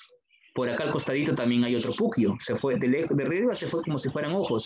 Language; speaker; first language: Spanish; native; Spanish